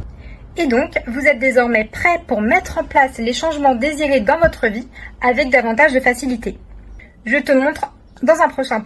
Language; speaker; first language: French; native; French